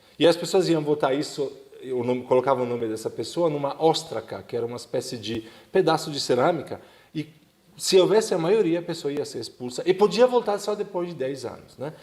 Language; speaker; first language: Portuguese; non-native, fluent; Italian